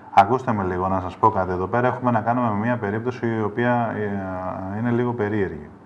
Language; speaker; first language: Greek; native; Greek